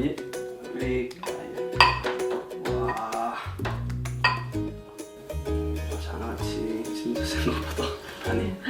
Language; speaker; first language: Korean; non-native, learner; English